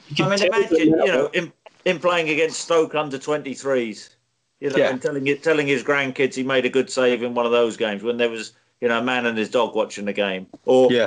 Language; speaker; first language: English; native; English